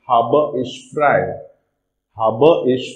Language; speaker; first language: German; non-native, learner; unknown